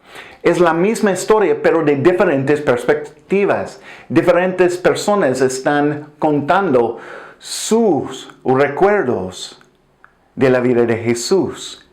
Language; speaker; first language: Spanish; non-native, fluent; English